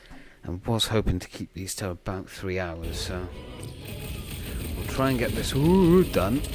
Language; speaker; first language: English; native; English